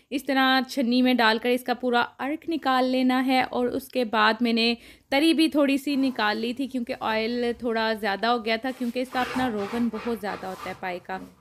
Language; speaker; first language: Urdu; non-native, local second language; Punjabi